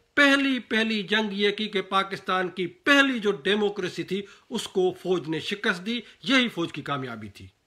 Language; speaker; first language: Urdu; non-native, local second language; Sindhi